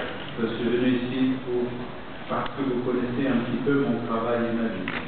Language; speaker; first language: French; non-native, fluent; Portuguese